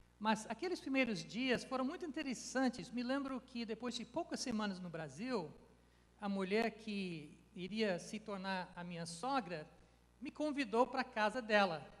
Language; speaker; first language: Portuguese; non-native, fluent; English